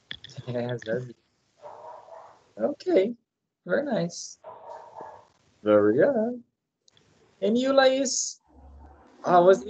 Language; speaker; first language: English; non-native, learner; Portuguese